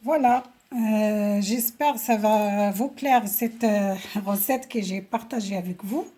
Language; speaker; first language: French; non-native, local second language; Arabic